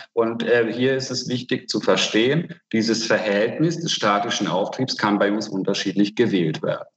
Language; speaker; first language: German; non-native, fluent; Hungarian